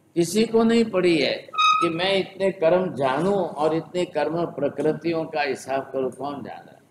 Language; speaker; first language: Hindi; non-native, local second language; Gujarati